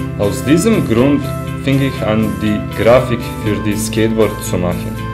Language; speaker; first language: German; non-native, learner; Serbian